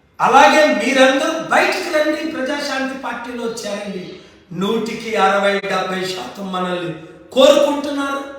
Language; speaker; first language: Telugu; native; Telugu